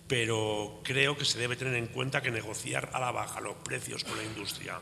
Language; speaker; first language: Spanish; native; Spanish